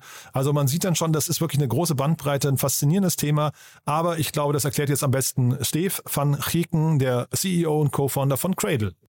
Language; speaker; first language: German; native; German